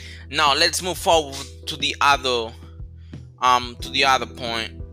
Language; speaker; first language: English; non-native, fluent; Spanish